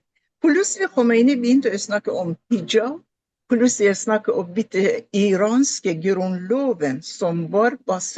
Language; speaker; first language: Norwegian; non-native, fluent; Persian